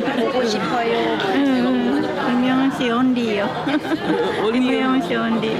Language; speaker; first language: Korean; non-native, learner; Japanese